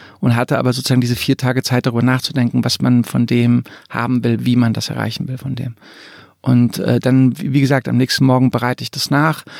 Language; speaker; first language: German; early bilingual, other home language; Croatian